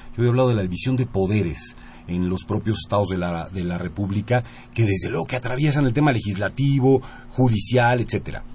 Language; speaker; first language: Spanish; native; Spanish